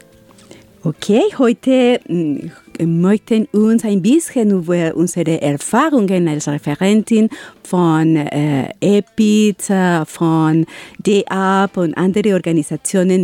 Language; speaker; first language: German; non-native, learner; Spanish